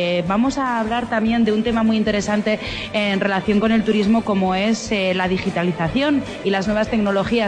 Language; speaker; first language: Spanish; native; Spanish